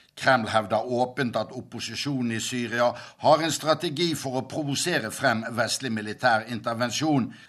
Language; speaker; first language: Norwegian; native; Norwegian